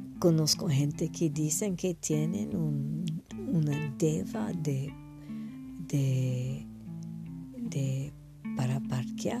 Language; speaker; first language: Spanish; non-native, fluent; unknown